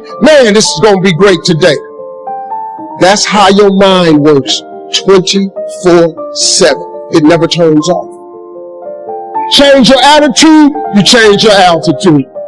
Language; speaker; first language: English; native; English